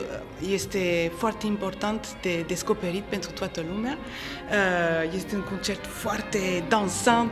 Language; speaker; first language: Romanian; early bilingual, heritage; Romanian